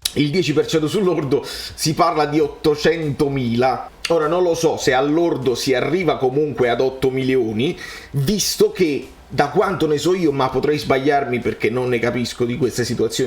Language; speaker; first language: Italian; native; Italian